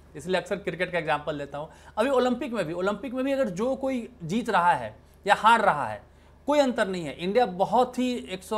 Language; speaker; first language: Hindi; native; Hindi